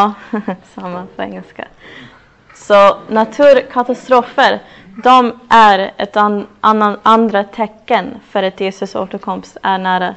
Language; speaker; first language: Swedish; non-native, fluent; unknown